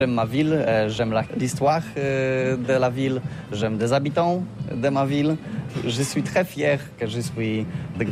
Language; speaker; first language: French; non-native, learner; Polish